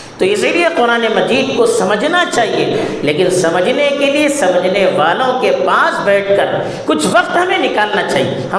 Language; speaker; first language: Urdu; non-native, local second language; Konkani